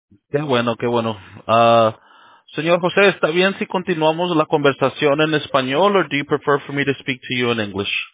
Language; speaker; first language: Spanish; early bilingual, heritage; Spanish